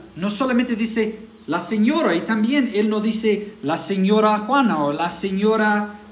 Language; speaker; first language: Spanish; non-native, fluent; English